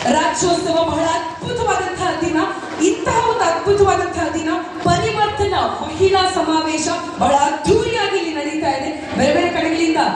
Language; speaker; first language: Kannada; native; Kannada